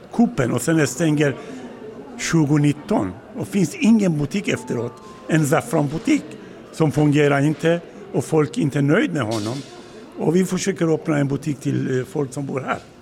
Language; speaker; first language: Swedish; non-native, learner; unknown